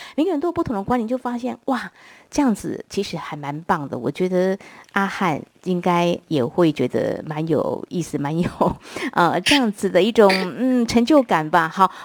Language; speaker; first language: Chinese; non-native, local second language; Min Nan Chinese